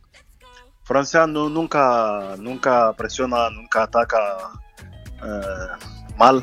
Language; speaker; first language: Spanish; non-native, fluent; French